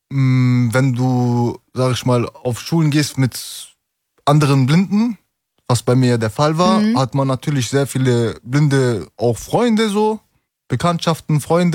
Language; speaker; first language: German; early bilingual, other home language; Turkish